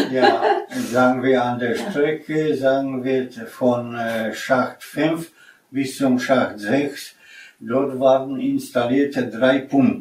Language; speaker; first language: German; non-native, fluent; Polish